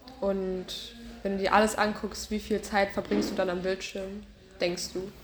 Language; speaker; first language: German; native; German